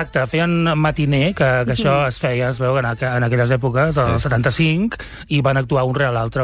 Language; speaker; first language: Catalan; native; Catalan